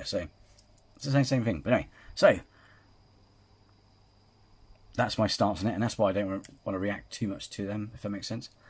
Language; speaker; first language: English; native; English